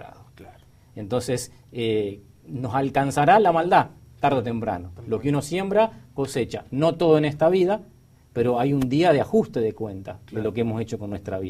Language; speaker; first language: Spanish; native; Spanish